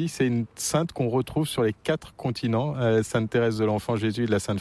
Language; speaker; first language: French; native; French